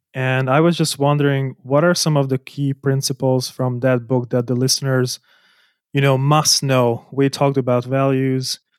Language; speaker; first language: English; non-native, fluent; Hungarian